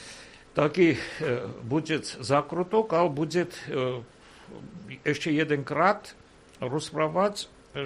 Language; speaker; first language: Slovak; non-native, fluent; Armenian